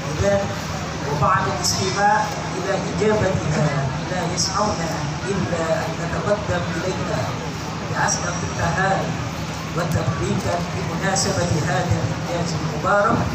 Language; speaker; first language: Arabic; non-native, fluent; Indonesian